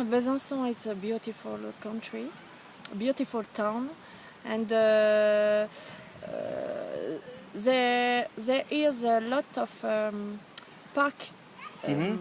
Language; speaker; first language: English; non-native, learner; French